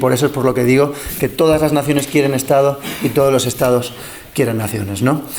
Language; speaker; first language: Spanish; early bilingual, other home language; English